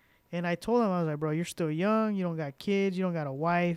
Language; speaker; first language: English; early bilingual, other home language; Spanish